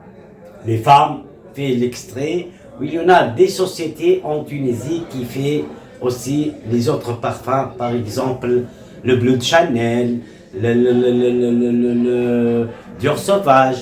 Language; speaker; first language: French; non-native, local second language; Arabic